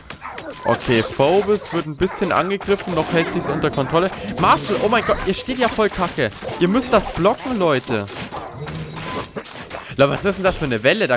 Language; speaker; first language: German; native; German